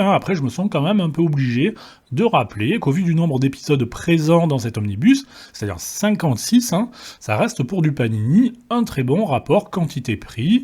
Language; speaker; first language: French; native; French